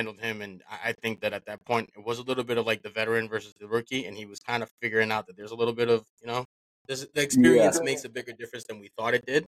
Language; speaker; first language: English; native; English